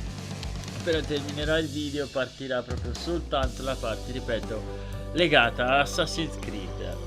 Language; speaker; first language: Italian; native; Italian